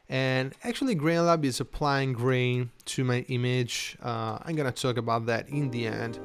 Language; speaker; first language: English; non-native, fluent; Italian